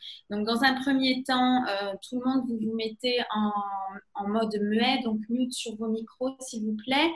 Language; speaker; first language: French; native; French